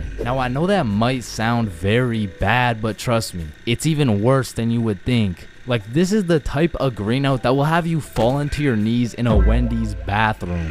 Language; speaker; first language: English; native; English